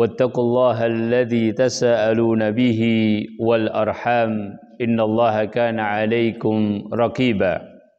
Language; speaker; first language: Arabic; non-native, fluent; Indonesian